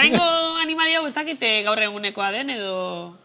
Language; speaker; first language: Basque; native; Basque